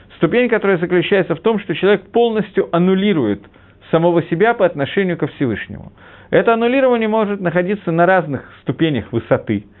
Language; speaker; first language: Russian; early bilingual, heritage; Russian